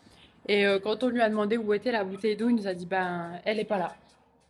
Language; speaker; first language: French; native; French